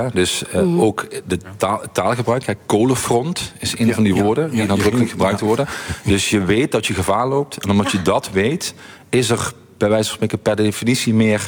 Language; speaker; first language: Dutch; native; Dutch